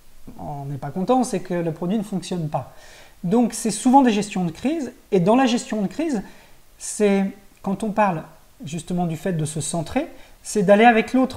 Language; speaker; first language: French; native; French